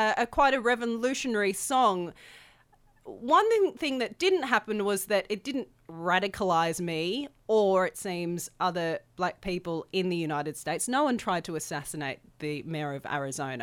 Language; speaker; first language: English; native; English